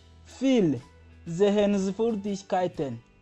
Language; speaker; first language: German; non-native, fluent; Kinyarwanda